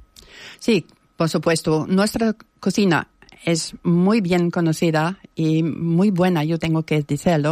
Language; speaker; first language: Spanish; non-native, fluent; German